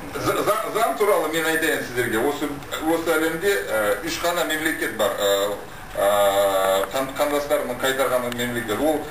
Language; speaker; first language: Kazakh; non-native, local second language; Russian